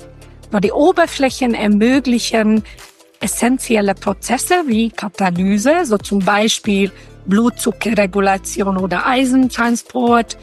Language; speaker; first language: German; non-native, fluent; Hungarian